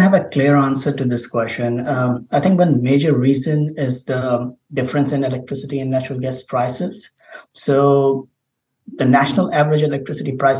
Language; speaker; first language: English; non-native, local second language; Urdu